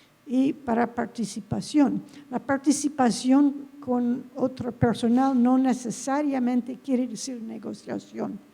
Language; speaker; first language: Spanish; non-native, fluent; English